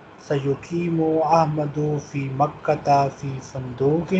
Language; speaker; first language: Arabic; non-native, fluent; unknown